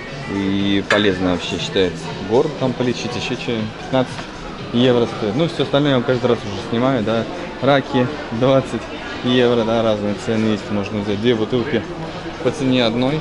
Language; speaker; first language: Russian; native; Russian